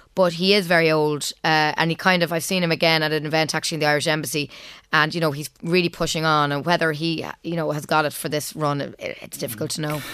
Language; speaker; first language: English; native; English